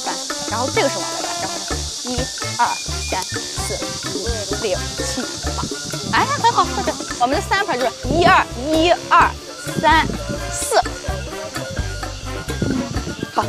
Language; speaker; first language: Chinese; native; Chinese